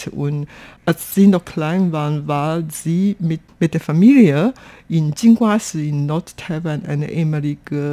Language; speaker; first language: German; non-native, fluent; Chinese